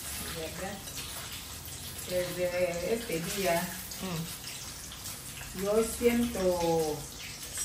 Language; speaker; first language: Spanish; non-native, learner; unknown